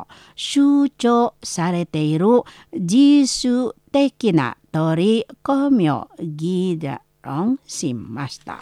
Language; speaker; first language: Japanese; non-native, fluent; Indonesian